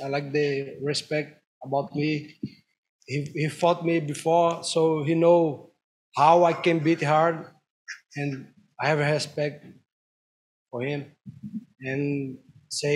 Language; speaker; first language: English; non-native, learner; Portuguese